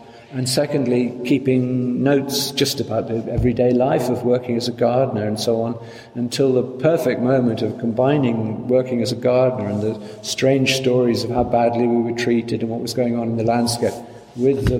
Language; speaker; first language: English; native; English